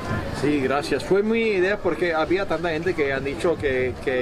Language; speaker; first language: Spanish; non-native, fluent; English